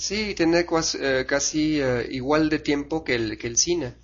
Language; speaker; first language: Spanish; non-native, fluent; German